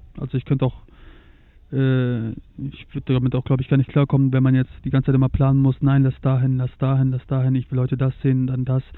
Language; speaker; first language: German; early bilingual, other home language; Turkish